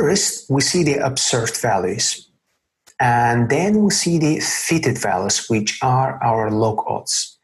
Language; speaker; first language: English; non-native, fluent; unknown